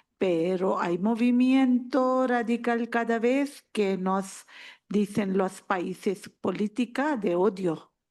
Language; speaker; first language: Spanish; non-native, learner; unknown